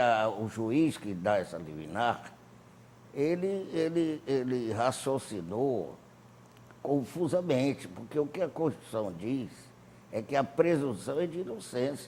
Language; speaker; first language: Portuguese; native; Portuguese